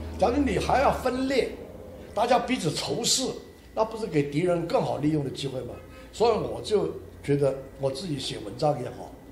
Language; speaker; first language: Chinese; non-native, local second language; Hakka Chinese